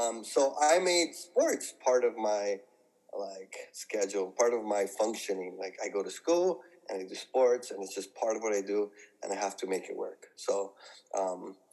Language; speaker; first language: English; native; English